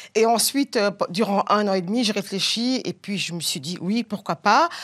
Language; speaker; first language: French; non-native, local second language; Bambara